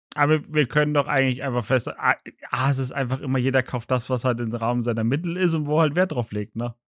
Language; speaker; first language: German; native; German